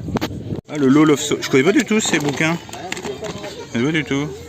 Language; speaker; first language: French; native; French